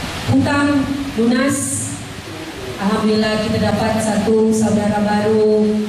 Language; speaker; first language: Indonesian; non-native, fluent; Malay